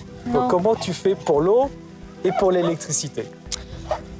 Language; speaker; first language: French; native; French